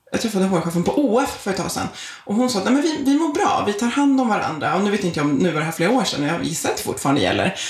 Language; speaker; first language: Swedish; native; Swedish